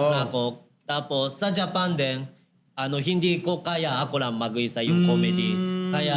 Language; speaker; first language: Filipino; non-native, learner; Japanese